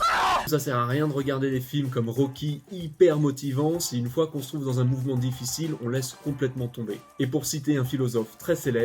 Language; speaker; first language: French; native; French